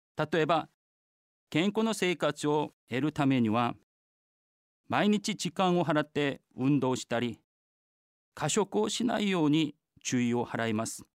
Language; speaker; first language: Japanese; non-native, fluent; Korean